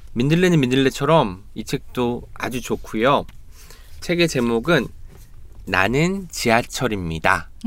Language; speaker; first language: Korean; native; Korean